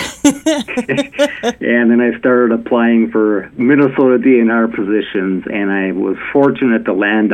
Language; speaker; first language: English; native; English